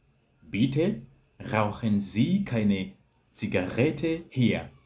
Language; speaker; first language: German; non-native, learner; English